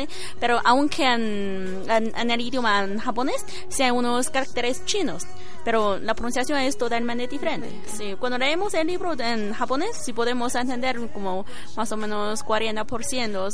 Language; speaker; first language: Spanish; non-native, learner; Chinese